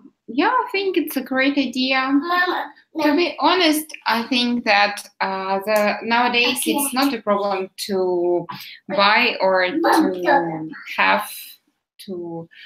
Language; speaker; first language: English; non-native, fluent; Russian